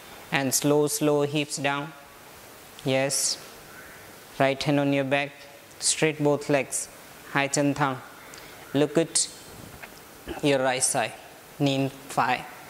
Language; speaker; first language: English; non-native, local second language; Hindi